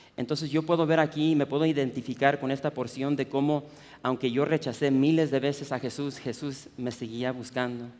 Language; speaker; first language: Spanish; early bilingual, heritage; Spanish